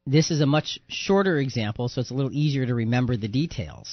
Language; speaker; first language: English; native; English